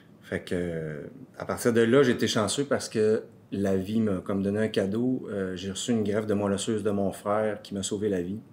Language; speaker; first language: French; native; French